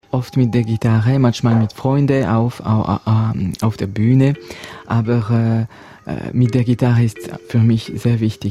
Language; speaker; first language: German; non-native, local second language; French